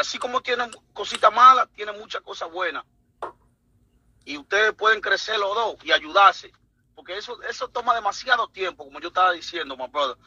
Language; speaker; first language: Spanish; early bilingual, heritage; Spanish